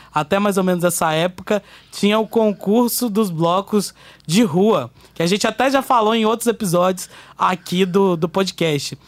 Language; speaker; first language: Portuguese; native; Portuguese